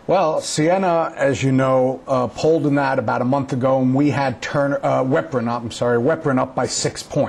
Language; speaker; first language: English; native; English